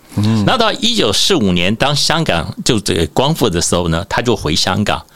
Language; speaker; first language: Chinese; native; Chinese